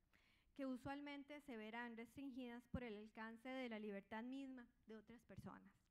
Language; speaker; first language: Spanish; native; Spanish